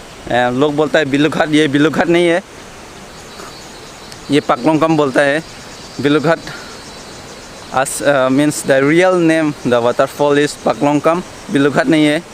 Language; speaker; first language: Hindi; non-native, local second language; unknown